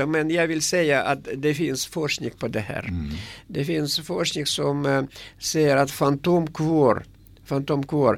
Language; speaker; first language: Swedish; non-native, fluent; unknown